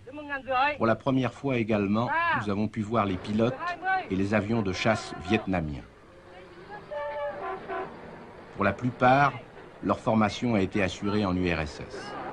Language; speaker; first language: French; native; French